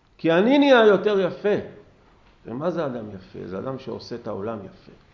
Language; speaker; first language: Hebrew; native; Hebrew